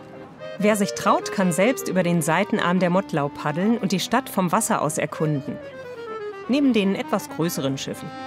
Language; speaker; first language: German; native; German